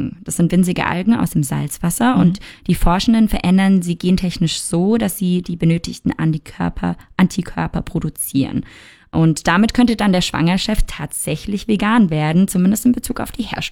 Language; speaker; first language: German; native; German